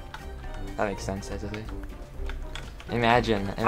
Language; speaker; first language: English; native; English